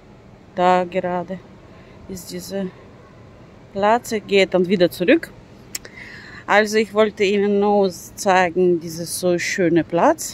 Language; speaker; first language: German; non-native, fluent; Russian